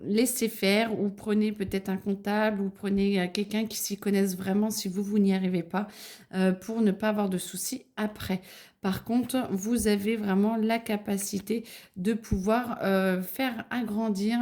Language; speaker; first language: French; native; French